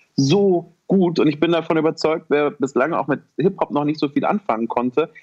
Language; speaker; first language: German; native; German